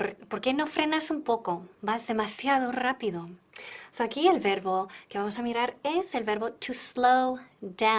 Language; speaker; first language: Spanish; non-native, fluent; English